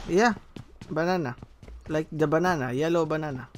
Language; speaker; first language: English; non-native, local second language; Filipino